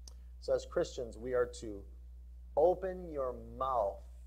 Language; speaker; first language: English; native; English